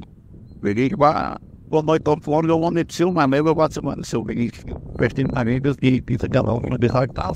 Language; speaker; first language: German; non-native, learner; Portuguese